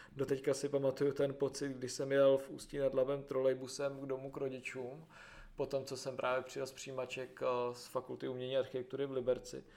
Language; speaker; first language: Czech; native; Czech